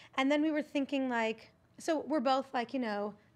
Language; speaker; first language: English; native; English